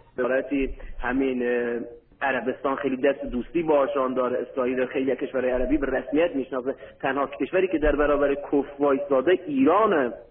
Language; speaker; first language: Persian; native; Persian